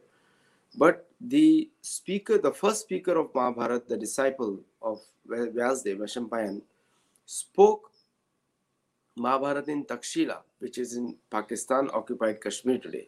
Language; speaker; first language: English; non-native, local second language; Marathi